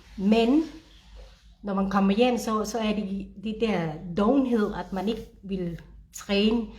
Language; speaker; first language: Danish; non-native, fluent; Filipino